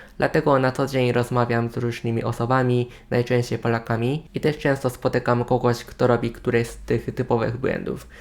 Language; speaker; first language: Polish; non-native, fluent; Japanese